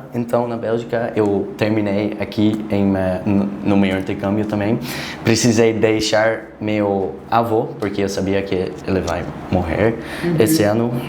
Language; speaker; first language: Portuguese; non-native, learner; Dutch